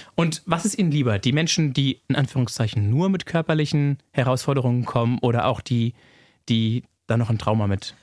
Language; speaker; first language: German; native; German